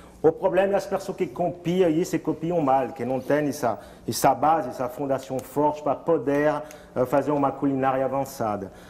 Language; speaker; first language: Portuguese; non-native, fluent; French